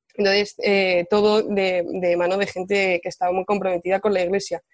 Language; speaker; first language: Spanish; native; Spanish